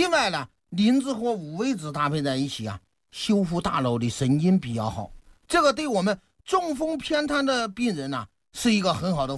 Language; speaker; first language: Chinese; native; Chinese